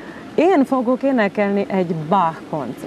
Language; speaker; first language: Hungarian; non-native, local second language; Romanian